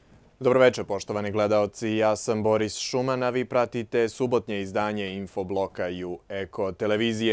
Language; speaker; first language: Serbian; native; Serbian